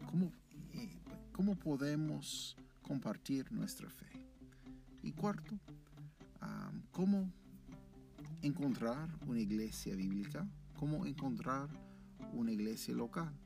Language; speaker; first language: Spanish; non-native, fluent; English